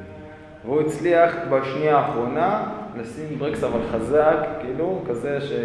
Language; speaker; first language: Hebrew; native; Hebrew